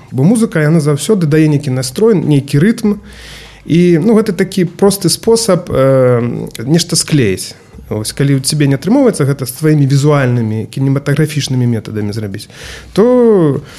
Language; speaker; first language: Belarusian; native; Belarusian